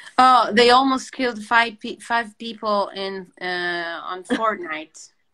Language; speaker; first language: English; non-native, fluent; Italian